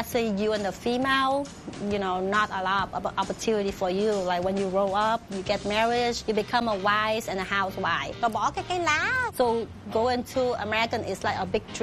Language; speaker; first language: English; non-native, fluent; Vietnamese